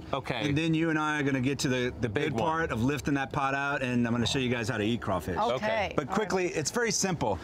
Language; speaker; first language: English; native; English